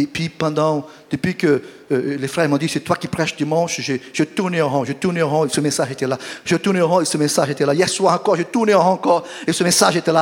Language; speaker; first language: French; non-native, fluent; Portuguese